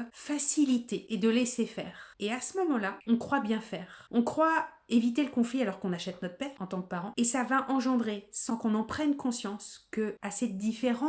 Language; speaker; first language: French; native; French